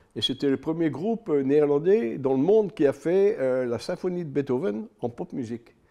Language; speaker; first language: French; native; French